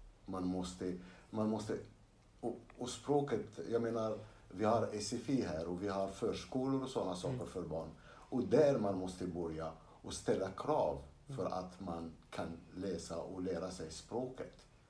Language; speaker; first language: Swedish; non-native, fluent; Arabic